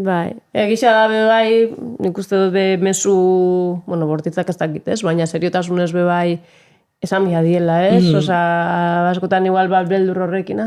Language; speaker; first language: Basque; native; Basque